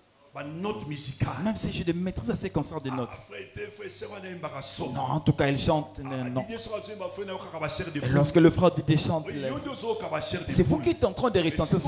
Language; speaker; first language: French; non-native, local second language; Lingala